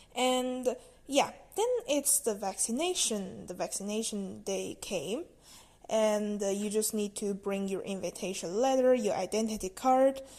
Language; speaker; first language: English; non-native, fluent; Chinese